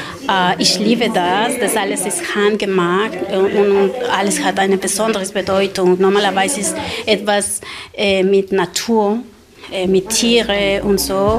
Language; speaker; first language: German; non-native, fluent; Spanish